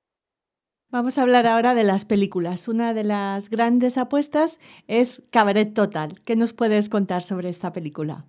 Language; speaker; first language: Spanish; native; Spanish